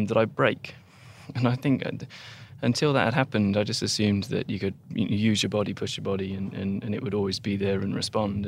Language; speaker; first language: English; native; English